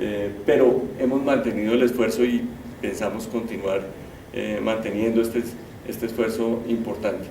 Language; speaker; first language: Spanish; native; Spanish